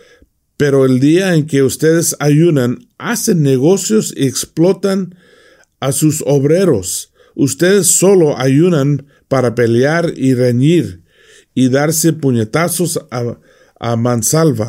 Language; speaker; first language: Spanish; non-native, fluent; English